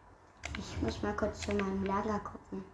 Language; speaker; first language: German; native; German